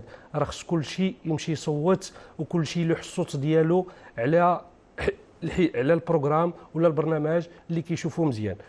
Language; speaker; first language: Arabic; native; Arabic